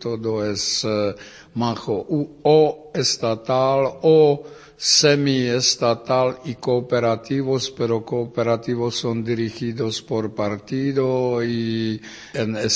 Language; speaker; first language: Spanish; non-native, learner; Czech